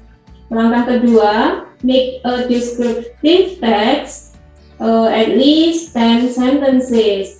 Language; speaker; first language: English; non-native, learner; Indonesian